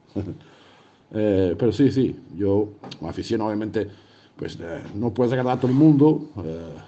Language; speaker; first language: Spanish; early bilingual, other home language; Portuguese